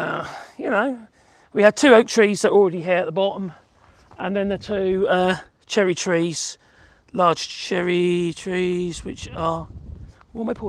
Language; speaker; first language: English; native; English